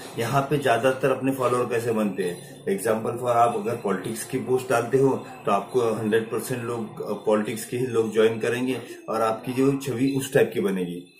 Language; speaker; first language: Hindi; non-native, local second language; Marathi